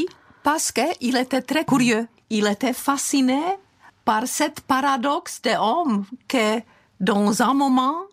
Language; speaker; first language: French; non-native, fluent; Czech